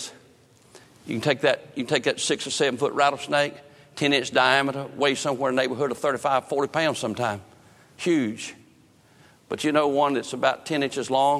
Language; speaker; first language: English; native; English